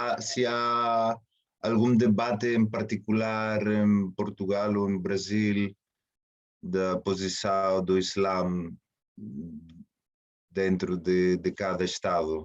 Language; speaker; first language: Portuguese; non-native, fluent; Spanish